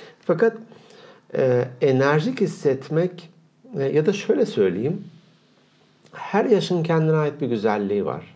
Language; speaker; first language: Turkish; native; Turkish